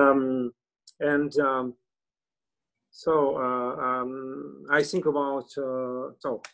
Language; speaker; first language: English; non-native, learner; French